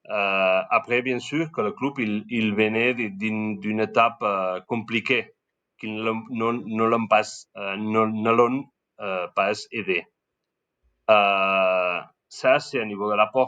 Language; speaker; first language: French; non-native, learner; Spanish